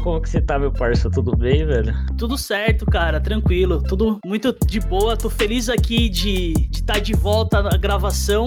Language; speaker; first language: Portuguese; native; Portuguese